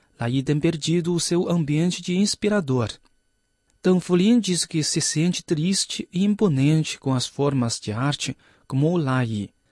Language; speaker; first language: Portuguese; non-native, fluent; Chinese